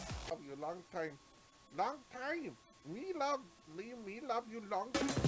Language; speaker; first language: English; native; English